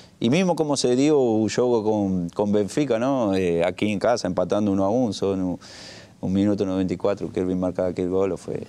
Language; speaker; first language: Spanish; native; Spanish